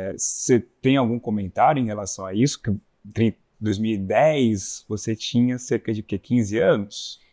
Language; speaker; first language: Portuguese; native; Portuguese